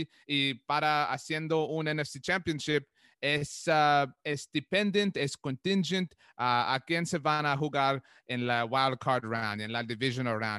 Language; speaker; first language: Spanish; non-native, learner; English